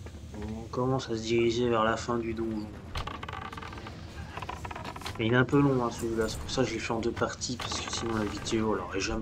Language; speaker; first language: French; native; French